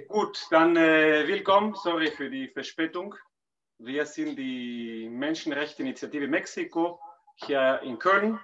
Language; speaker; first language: German; non-native, fluent; Spanish